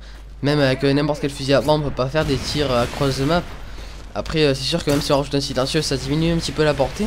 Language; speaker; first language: French; native; French